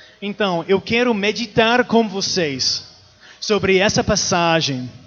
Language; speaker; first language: Portuguese; non-native, learner; English